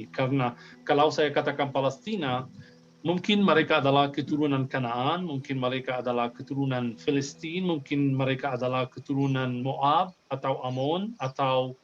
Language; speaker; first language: Indonesian; non-native, fluent; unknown